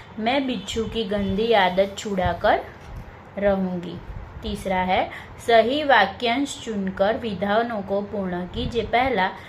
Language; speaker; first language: Hindi; non-native, local second language; Gujarati